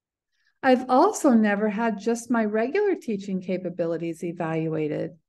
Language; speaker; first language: English; native; English